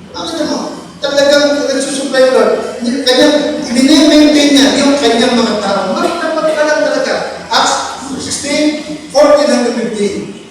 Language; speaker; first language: Filipino; native; Filipino